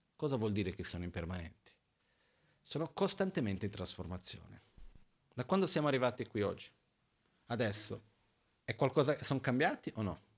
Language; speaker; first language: Italian; non-native, fluent; Portuguese